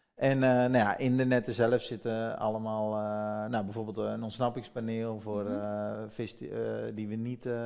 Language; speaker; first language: Dutch; native; Dutch